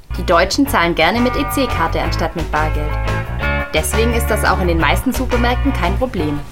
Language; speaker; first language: German; native; German